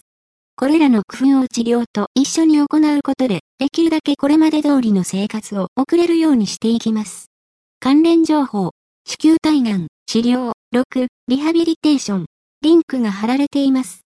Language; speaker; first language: Japanese; native; Japanese